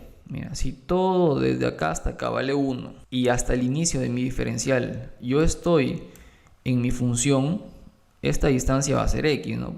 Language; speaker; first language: Spanish; native; Spanish